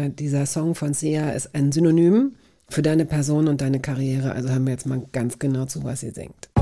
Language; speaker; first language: German; native; German